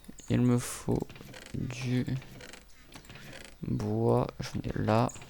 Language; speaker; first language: French; native; French